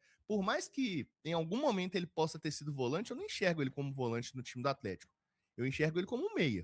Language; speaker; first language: Portuguese; native; Portuguese